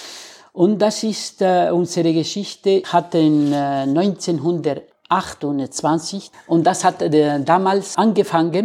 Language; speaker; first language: German; non-native, learner; Spanish